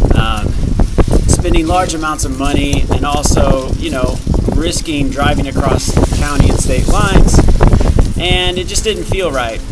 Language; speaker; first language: English; native; English